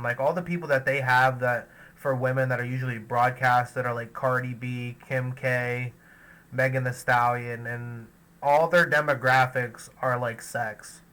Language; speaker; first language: English; native; English